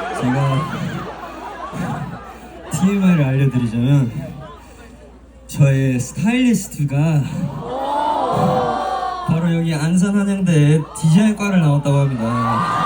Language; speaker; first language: Korean; early bilingual, heritage; Korean